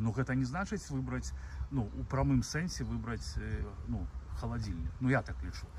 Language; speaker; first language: Russian; non-native, local second language; Belarusian